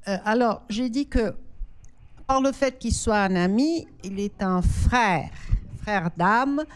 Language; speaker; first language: French; non-native, fluent; Portuguese